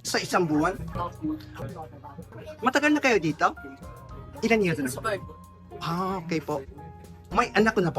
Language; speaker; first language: Filipino; non-native, fluent; Japanese